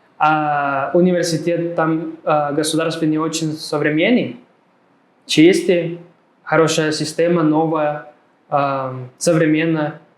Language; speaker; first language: Russian; non-native, fluent; Spanish